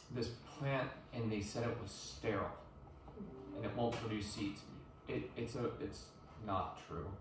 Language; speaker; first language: English; native; English